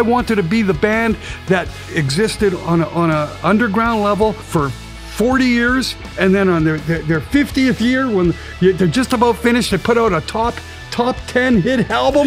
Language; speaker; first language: English; native; English